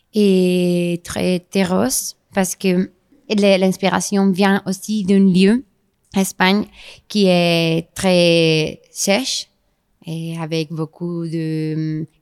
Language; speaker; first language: French; non-native, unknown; Spanish